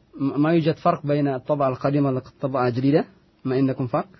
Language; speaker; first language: Arabic; non-native, fluent; Indonesian